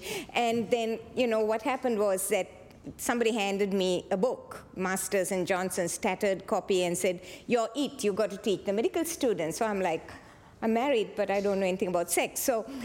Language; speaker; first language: English; non-native, local second language; Tamil